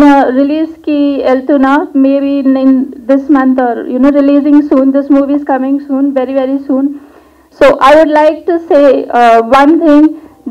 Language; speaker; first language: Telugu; non-native, local second language; Hindi